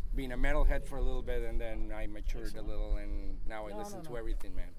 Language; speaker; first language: English; non-native, fluent; Spanish